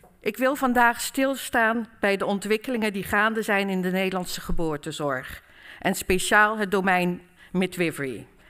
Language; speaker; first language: Dutch; native; Dutch